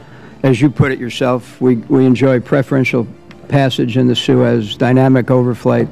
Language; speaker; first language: English; native; English